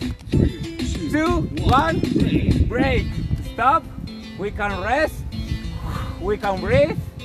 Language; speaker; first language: English; non-native, learner; Spanish